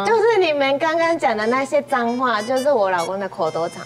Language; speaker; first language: Chinese; non-native, fluent; Japanese